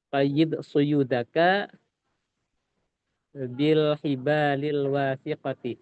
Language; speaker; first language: Arabic; non-native, learner; Indonesian